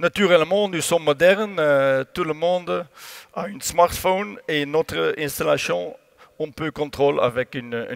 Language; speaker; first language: French; non-native, learner; Dutch